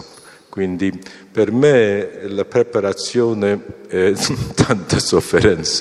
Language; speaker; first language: Italian; non-native, fluent; Korean